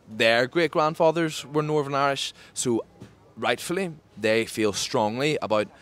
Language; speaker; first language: English; native; English